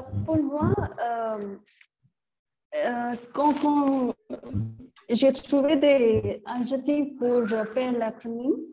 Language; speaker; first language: French; non-native, learner; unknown